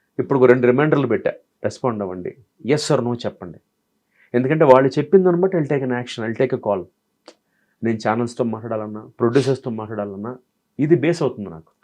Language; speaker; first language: Telugu; native; Telugu